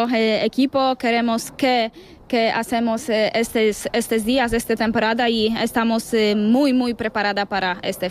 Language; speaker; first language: Spanish; non-native, learner; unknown